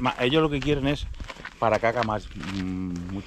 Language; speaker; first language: Spanish; native; Spanish